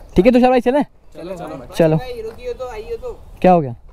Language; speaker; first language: Hindi; native; Hindi